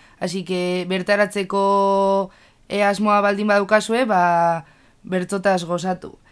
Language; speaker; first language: Basque; native; Basque